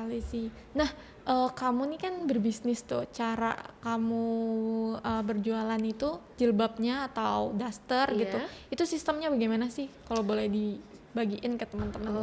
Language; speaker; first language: Indonesian; native; Indonesian